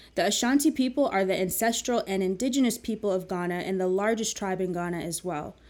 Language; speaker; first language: English; early bilingual, other home language; Akan